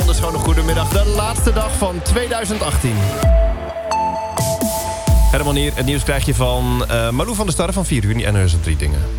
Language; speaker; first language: Dutch; native; Dutch